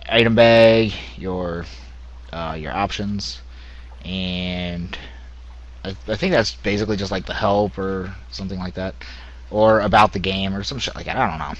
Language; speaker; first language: English; native; English